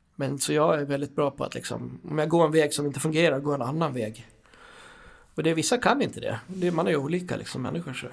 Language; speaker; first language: Swedish; native; Swedish